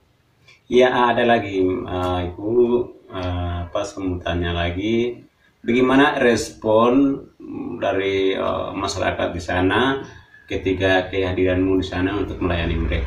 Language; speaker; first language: Indonesian; non-native, local second language; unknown